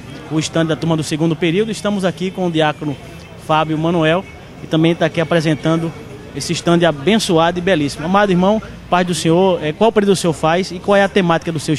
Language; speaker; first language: Portuguese; native; Portuguese